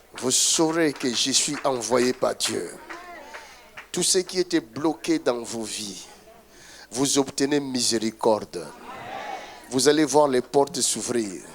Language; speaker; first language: French; non-native, local second language; Lingala